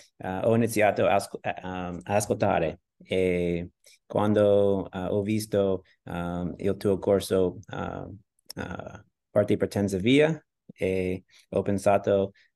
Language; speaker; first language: Italian; non-native, learner; English